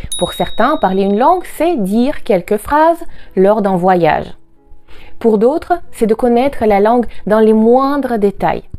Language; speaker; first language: French; non-native, fluent; Russian